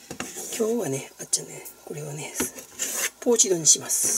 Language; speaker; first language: Japanese; native; Japanese